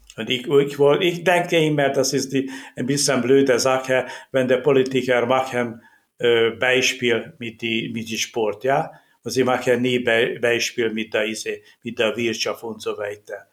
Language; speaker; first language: German; non-native, learner; Hungarian